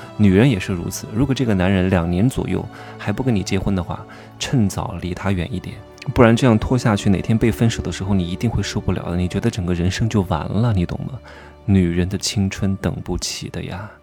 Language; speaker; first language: Chinese; native; Chinese